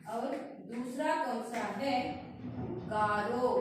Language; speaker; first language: Hindi; non-native, local second language; Kannada